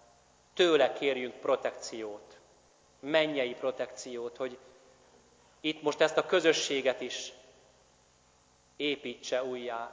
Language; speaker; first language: Hungarian; native; Hungarian